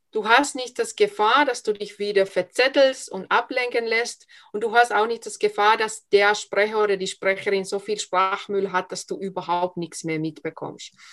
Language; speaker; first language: German; non-native, fluent; Finnish